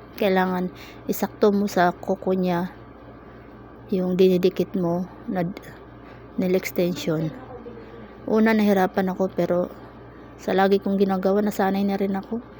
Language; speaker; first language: Filipino; non-native, local second language; Cebuano